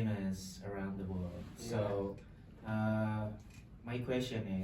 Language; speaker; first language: English; non-native, local second language; Indonesian